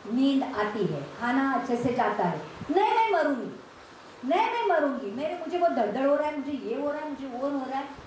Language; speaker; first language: Hindi; non-native, local second language; Marathi